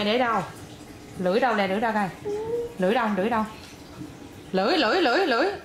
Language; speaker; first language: Vietnamese; native; Vietnamese